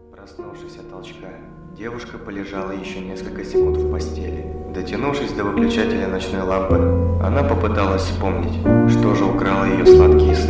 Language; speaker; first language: Russian; native; Russian